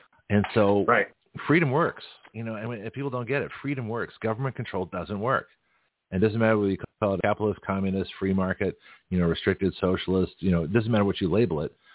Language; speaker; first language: English; native; English